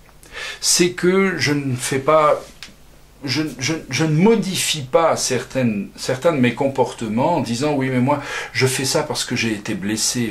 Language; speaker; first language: French; native; French